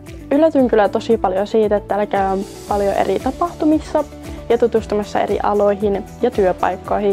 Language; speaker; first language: Finnish; native; Finnish